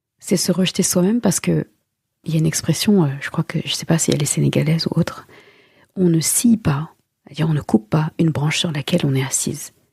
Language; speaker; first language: French; early bilingual, other home language; Wolof